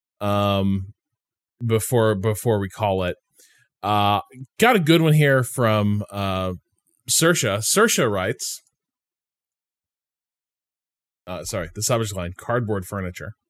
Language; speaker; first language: English; native; English